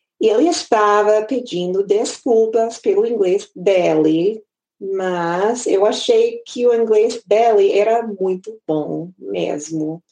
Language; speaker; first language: Portuguese; non-native, fluent; English